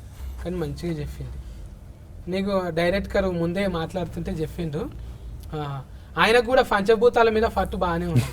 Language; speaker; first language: Telugu; native; Telugu